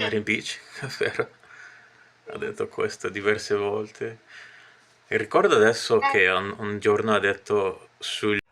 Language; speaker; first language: Italian; non-native, fluent; Portuguese